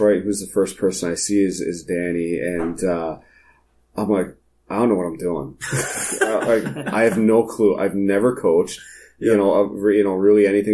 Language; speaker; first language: English; native; English